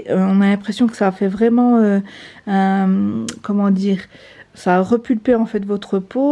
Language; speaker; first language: French; native; French